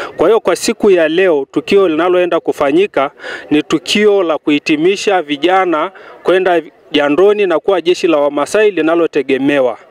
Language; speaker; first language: Swahili; non-native, local second language; Masai